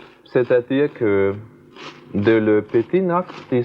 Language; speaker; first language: French; non-native, learner; Danish